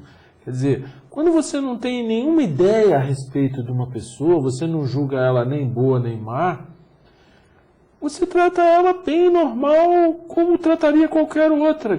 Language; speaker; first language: Portuguese; native; Portuguese